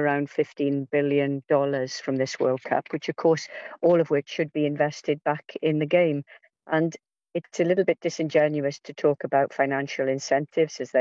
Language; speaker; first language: English; native; English